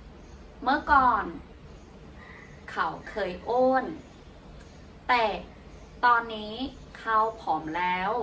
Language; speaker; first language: Thai; non-native, fluent; Burmese